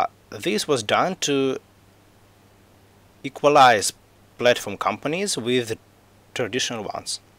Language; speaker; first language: English; non-native, fluent; Russian